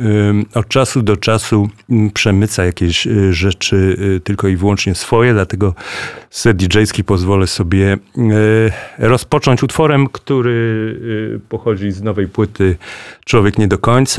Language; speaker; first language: Polish; native; Polish